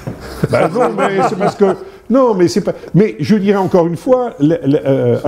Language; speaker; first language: French; native; French